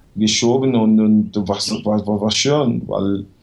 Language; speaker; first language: German; non-native, fluent; Portuguese